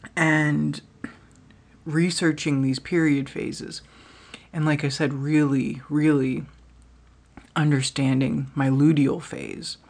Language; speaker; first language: English; native; English